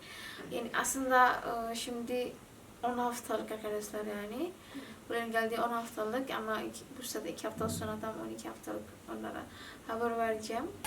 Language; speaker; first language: Turkish; non-native, learner; Indonesian